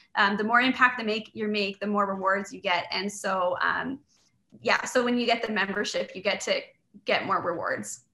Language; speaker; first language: English; native; English